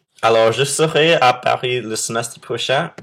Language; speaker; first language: French; non-native, fluent; English